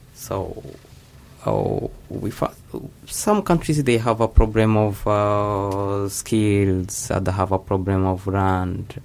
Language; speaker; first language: English; non-native, local second language; Kinyarwanda